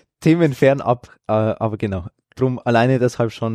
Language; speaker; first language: German; native; German